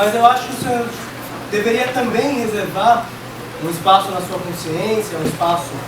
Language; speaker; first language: Portuguese; native; Portuguese